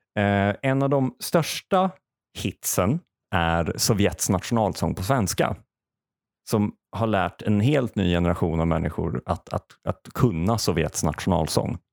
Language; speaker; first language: Swedish; native; Swedish